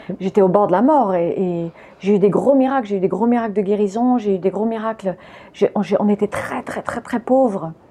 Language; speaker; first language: French; early bilingual, other home language; English